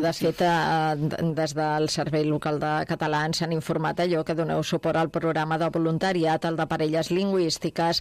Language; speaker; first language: Catalan; native; Catalan